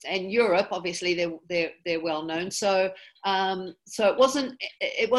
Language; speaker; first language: English; native; English